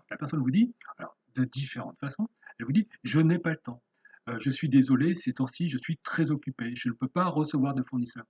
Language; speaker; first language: French; native; French